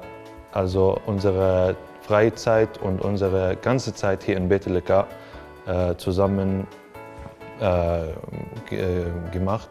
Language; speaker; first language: German; non-native, fluent; Arabic